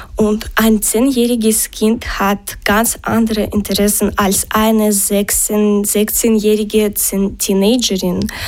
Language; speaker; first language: German; non-native, learner; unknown